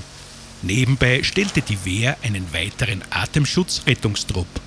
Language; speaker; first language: German; native; German